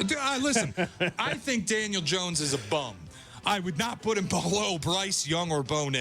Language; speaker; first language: English; native; English